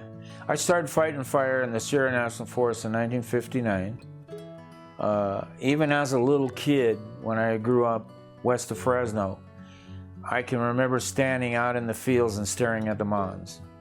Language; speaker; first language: English; native; English